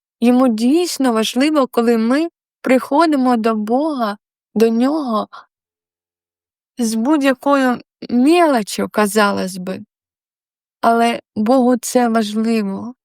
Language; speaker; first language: Ukrainian; non-native, local second language; Russian